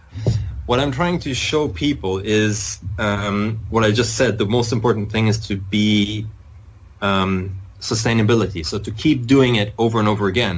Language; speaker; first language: English; non-native, fluent; German